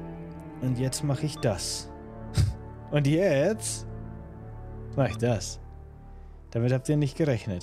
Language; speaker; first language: German; native; German